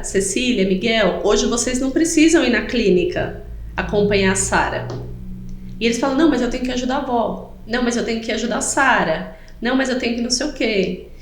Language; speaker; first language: Portuguese; native; Portuguese